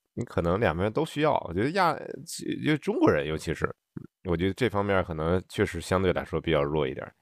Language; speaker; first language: Chinese; native; Chinese